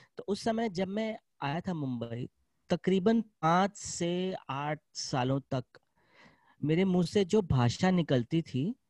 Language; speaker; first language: Hindi; native; Hindi